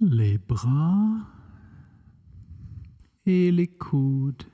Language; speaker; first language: French; non-native, fluent; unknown